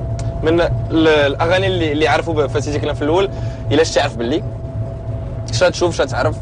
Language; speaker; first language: Arabic; native; Arabic